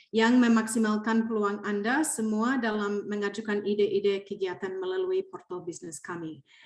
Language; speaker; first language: Indonesian; non-native, fluent; English